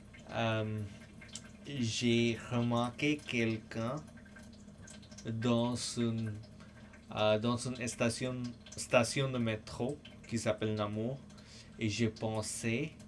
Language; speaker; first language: French; non-native, fluent; English